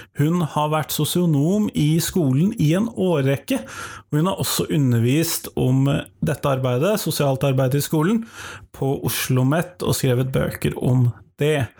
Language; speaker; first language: Norwegian; native; Norwegian